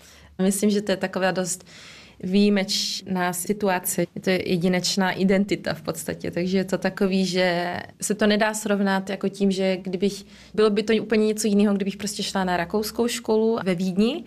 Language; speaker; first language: Czech; early bilingual, heritage; Czech